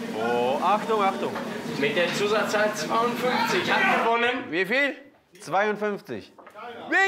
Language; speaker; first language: German; non-native, fluent; Polish